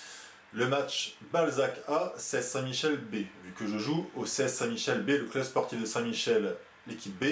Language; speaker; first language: French; native; French